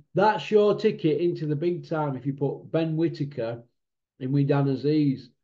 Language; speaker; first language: English; native; English